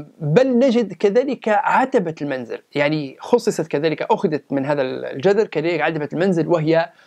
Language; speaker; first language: Arabic; native; Arabic